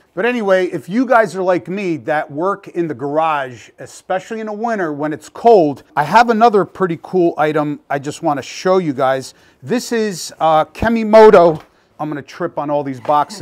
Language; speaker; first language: English; native; English